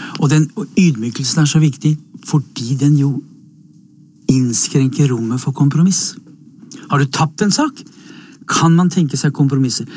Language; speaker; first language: Norwegian; native; Norwegian